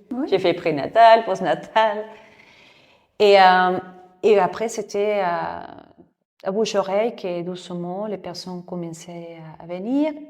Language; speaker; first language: French; non-native, fluent; Spanish